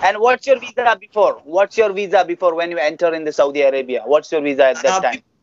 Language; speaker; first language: English; non-native, fluent; Bangla